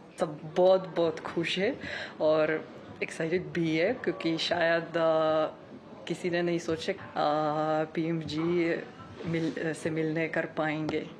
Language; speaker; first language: Hindi; non-native, learner; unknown